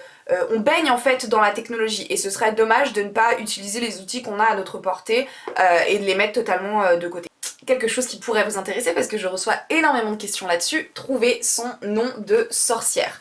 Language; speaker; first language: French; native; French